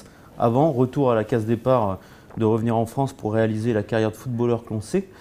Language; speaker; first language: French; native; French